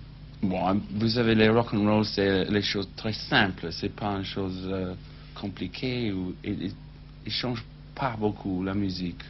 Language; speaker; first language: French; non-native, learner; English